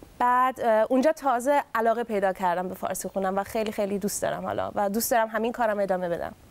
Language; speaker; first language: Persian; early bilingual, heritage; Persian